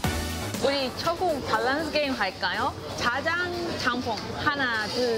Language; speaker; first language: Korean; non-native, learner; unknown